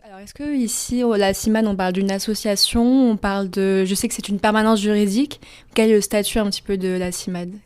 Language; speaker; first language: French; native; French